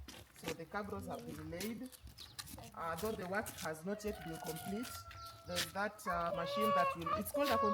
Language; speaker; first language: English; non-native, local second language; Swahili